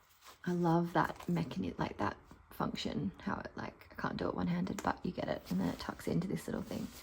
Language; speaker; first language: English; native; English